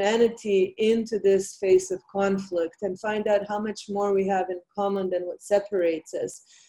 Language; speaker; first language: English; non-native, fluent; Bosnian